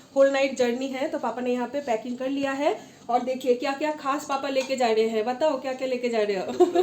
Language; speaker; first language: Hindi; non-native, local second language; Bangla